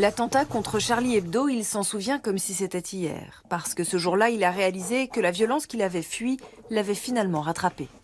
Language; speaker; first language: French; native; French